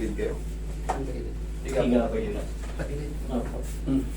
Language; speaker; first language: Filipino; native; Filipino